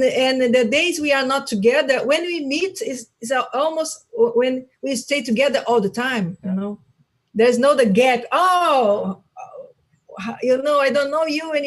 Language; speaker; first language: English; non-native, learner; Portuguese